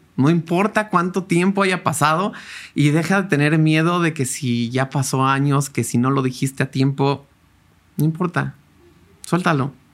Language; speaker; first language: Spanish; native; Spanish